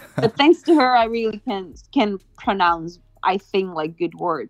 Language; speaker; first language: English; non-native, fluent; Spanish